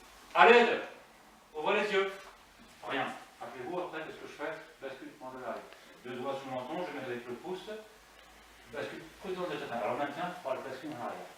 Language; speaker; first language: French; native; French